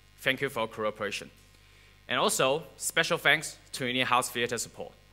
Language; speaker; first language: English; non-native, fluent; Chinese